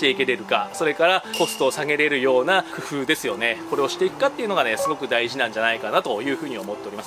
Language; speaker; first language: Japanese; native; Japanese